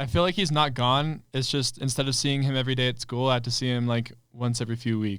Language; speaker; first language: English; native; English